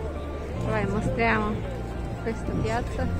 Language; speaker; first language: Italian; non-native, learner; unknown